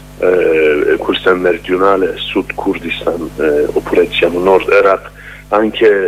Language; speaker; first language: Italian; non-native, learner; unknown